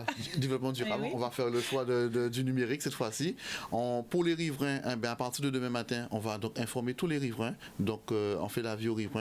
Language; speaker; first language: French; native; French